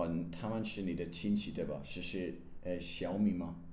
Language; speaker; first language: Chinese; non-native, learner; English